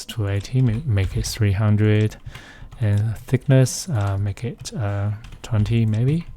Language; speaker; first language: English; non-native, fluent; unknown